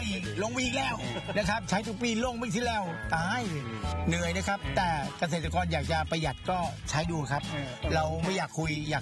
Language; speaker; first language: Thai; native; Thai